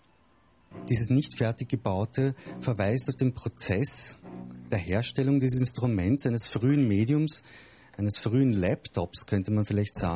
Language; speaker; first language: German; native; German